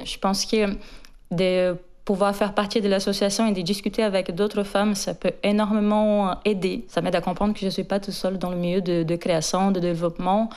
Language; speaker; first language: French; non-native, fluent; Portuguese